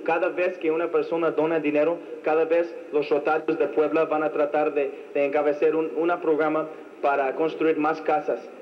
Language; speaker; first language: Spanish; non-native, fluent; English